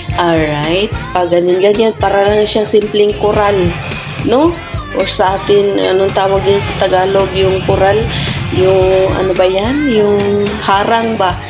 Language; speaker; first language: Filipino; non-native, local second language; Cebuano